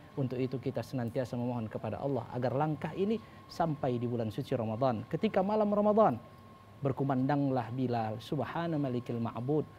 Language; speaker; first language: Indonesian; native; Indonesian